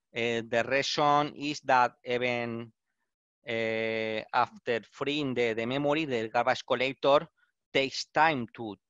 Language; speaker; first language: English; non-native, learner; Spanish